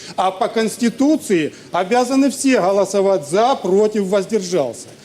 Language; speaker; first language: Russian; native; Russian